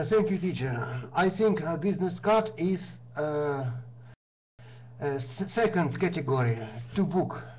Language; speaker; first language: English; non-native, learner; Russian